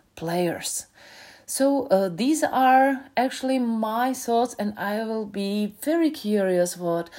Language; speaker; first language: English; non-native, fluent; Czech